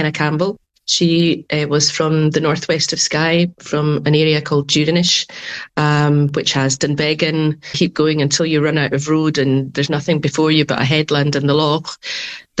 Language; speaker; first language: English; non-native, local second language; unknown